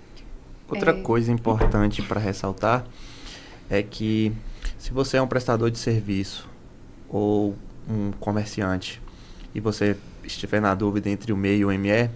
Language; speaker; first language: Portuguese; native; Portuguese